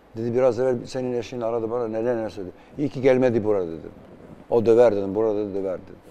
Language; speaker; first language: Turkish; non-native, fluent; Albanian